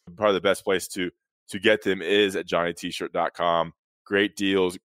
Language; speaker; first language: English; native; English